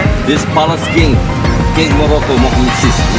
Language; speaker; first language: English; non-native, learner; Arabic